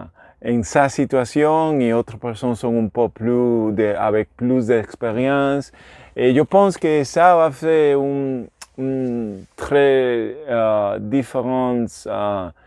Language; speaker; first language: French; non-native, learner; Spanish